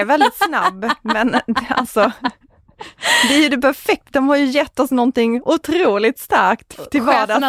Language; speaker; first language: Swedish; native; Swedish